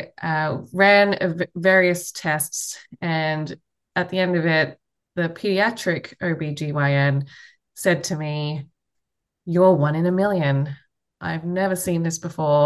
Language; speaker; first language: English; native; English